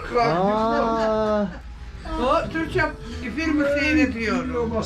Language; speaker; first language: Turkish; non-native, learner; Svan